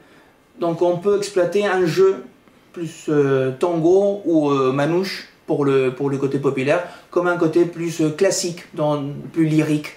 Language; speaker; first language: French; non-native, fluent; Spanish